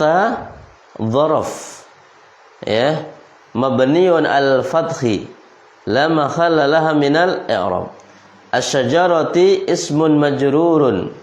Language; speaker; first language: Arabic; non-native, fluent; Indonesian